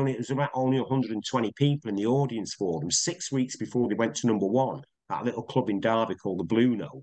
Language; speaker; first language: English; native; English